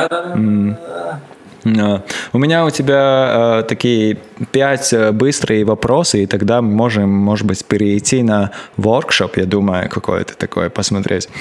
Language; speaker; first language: Russian; non-native, local second language; Latvian